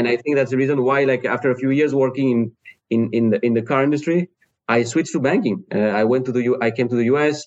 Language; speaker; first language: English; non-native, fluent; French